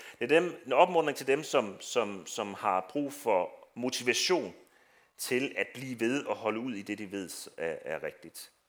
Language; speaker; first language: Danish; native; Danish